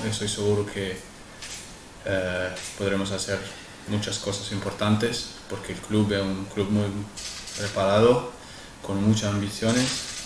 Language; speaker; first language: Spanish; non-native, fluent; Arabic